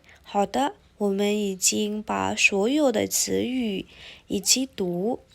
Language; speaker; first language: Chinese; non-native, fluent; Indonesian